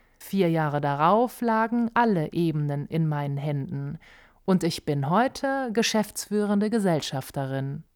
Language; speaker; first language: German; native; German